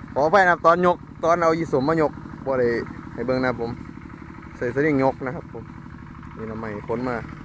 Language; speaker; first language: Thai; native; Thai